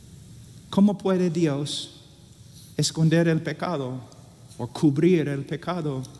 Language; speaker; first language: Spanish; non-native, fluent; English